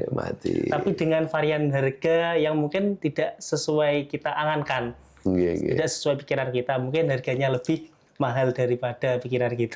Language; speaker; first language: Indonesian; native; Indonesian